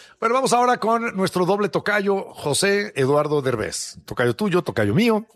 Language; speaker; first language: Spanish; native; Spanish